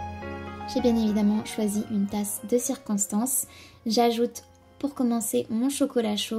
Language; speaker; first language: French; native; French